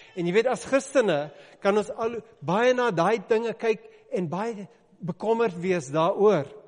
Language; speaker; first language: Afrikaans; non-native, local second language; English